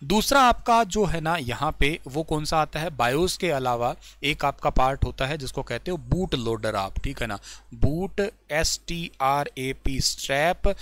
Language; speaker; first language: Hindi; native; Hindi